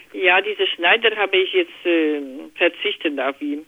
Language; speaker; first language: German; non-native, learner; Polish